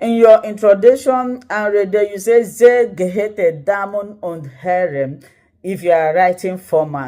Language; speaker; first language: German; non-native, learner; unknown